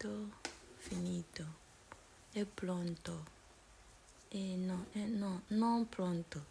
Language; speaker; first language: Italian; non-native, learner; Akan